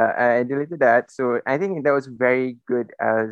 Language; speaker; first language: English; non-native, local second language; Malay